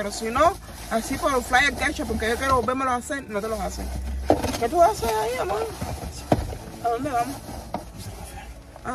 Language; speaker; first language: Spanish; native; Spanish